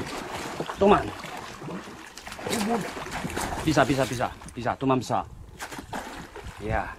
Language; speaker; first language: English; non-native, learner; Indonesian